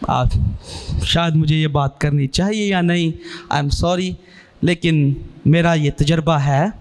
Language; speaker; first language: Urdu; non-native, local second language; Punjabi